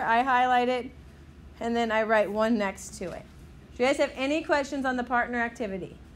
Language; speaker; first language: English; native; English